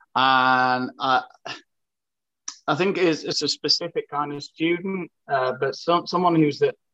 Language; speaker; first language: English; native; English